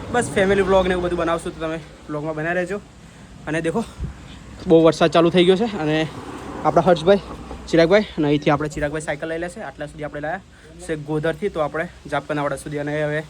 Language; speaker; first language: Gujarati; native; Gujarati